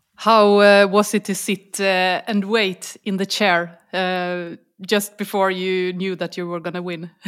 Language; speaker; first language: English; non-native, fluent; Swedish